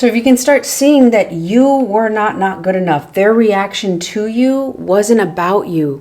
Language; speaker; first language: English; native; English